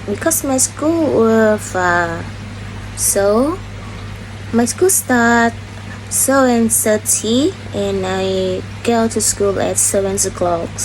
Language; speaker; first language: English; non-native, learner; Indonesian